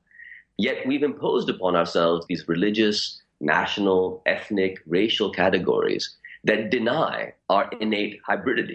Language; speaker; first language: English; early bilingual, other home language; Urdu